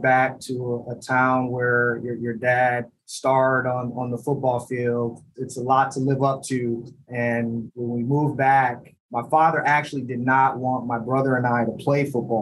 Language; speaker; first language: English; native; English